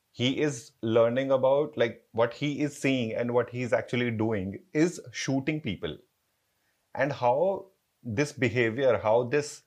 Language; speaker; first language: Hindi; native; Hindi